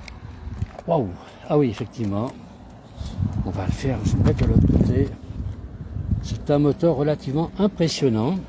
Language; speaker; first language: French; native; French